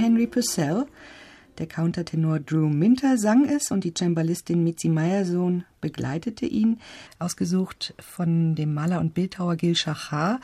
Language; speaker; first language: German; native; German